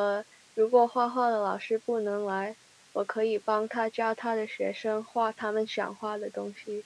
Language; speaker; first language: Chinese; early bilingual, heritage; Chinese